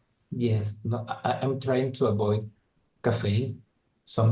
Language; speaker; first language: English; non-native, learner; Spanish